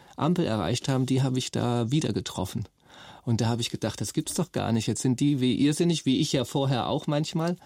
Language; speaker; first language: German; native; German